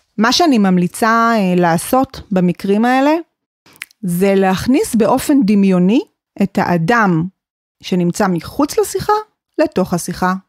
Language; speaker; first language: Hebrew; native; Hebrew